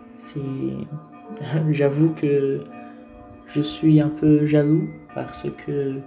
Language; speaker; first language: French; non-native, fluent; Portuguese